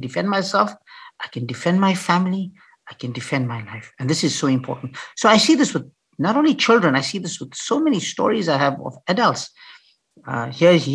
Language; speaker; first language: English; native; English